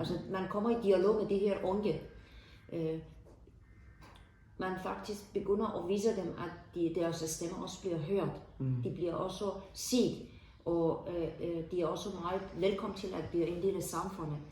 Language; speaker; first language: Danish; non-native, fluent; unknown